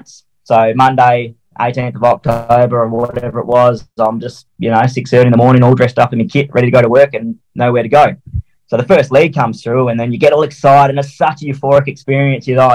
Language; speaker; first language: English; native; English